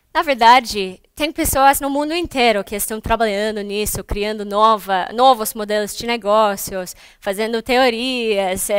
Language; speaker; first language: Portuguese; non-native, fluent; English